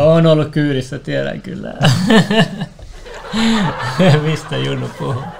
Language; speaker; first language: Finnish; native; Finnish